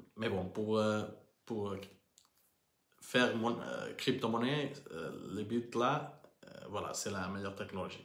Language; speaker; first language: French; non-native, learner; Portuguese